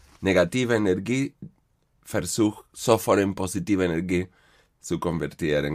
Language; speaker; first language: German; non-native, fluent; Spanish